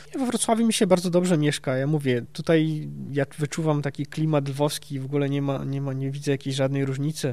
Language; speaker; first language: Polish; early bilingual, heritage; Polish